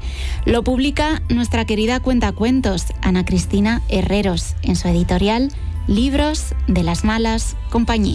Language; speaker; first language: Spanish; native; Spanish